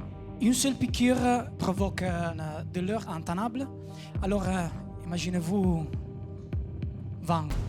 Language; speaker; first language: French; non-native, fluent; Italian